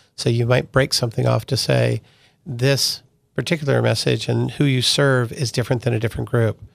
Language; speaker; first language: English; early bilingual, other home language; Italian